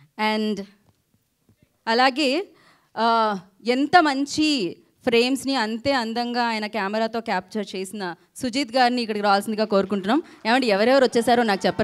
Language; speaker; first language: Telugu; native; Telugu